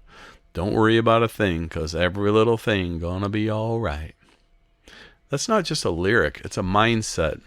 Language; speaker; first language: English; native; English